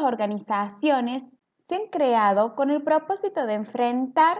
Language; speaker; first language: Spanish; native; Spanish